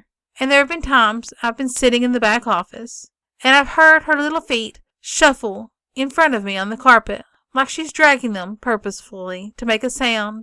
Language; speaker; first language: English; native; English